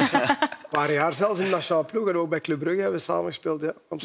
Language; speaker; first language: Dutch; native; Dutch